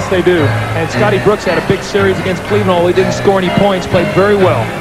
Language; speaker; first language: English; native; English